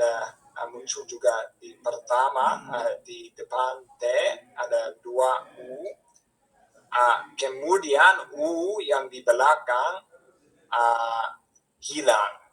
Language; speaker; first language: Indonesian; non-native, fluent; English